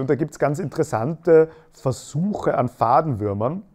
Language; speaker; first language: German; native; German